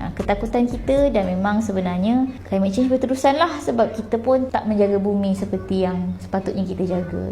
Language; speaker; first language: Malay; native; Malay